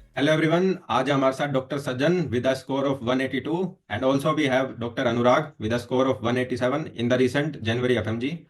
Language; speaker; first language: Hindi; native; Hindi